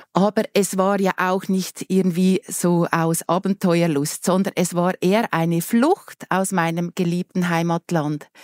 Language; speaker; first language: German; native; German